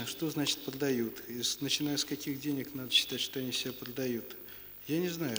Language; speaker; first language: Russian; native; Russian